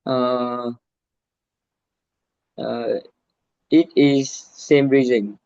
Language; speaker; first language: English; non-native, learner; Vietnamese